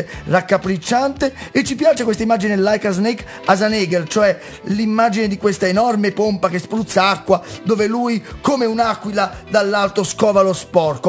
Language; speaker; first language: Italian; native; Italian